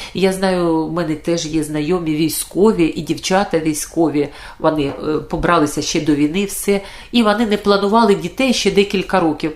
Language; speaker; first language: Ukrainian; native; Ukrainian